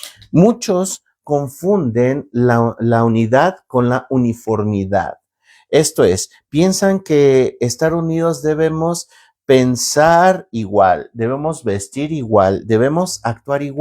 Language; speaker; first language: Spanish; native; Spanish